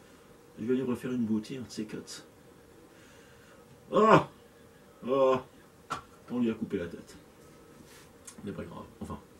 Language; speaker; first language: French; native; French